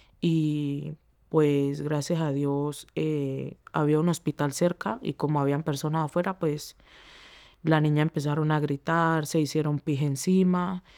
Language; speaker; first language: Spanish; native; Spanish